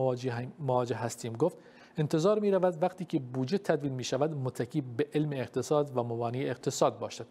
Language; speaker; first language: Persian; non-native, local second language; Kurdish